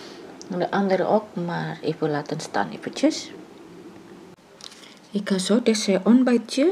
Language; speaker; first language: Dutch; non-native, learner; Indonesian